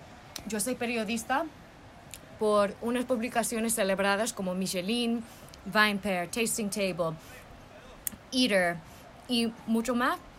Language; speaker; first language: Spanish; early bilingual, heritage; English